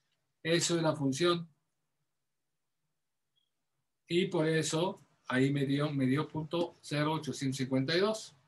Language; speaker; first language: Spanish; native; Spanish